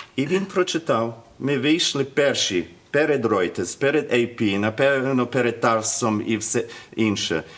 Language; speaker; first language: Ukrainian; early bilingual, heritage; Ukrainian